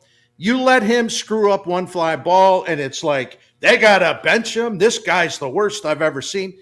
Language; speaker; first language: English; native; English